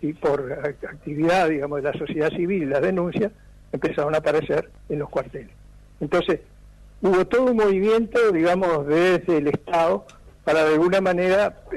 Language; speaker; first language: Spanish; native; Spanish